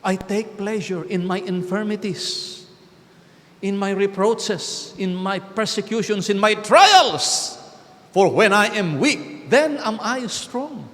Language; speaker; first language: English; non-native, local second language; Filipino